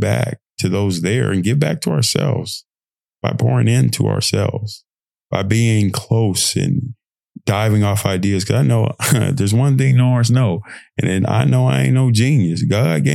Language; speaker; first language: English; native; English